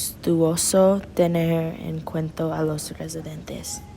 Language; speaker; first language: Spanish; non-native, learner; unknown